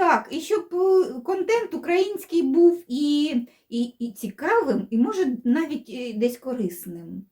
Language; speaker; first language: Ukrainian; non-native, local second language; Russian